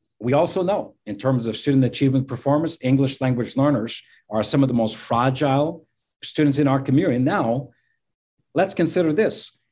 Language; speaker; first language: English; non-native, fluent; Portuguese